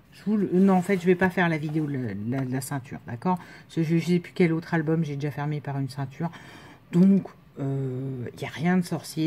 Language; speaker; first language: French; native; French